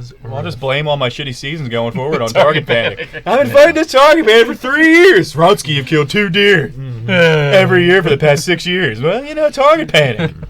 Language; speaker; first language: English; native; English